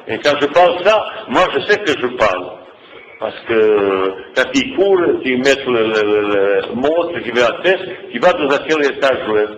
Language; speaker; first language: French; non-native, fluent; Bosnian